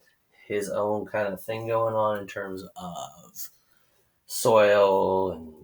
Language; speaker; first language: English; native; English